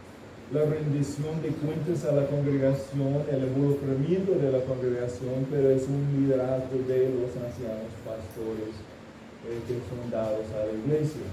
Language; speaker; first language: Spanish; non-native, fluent; English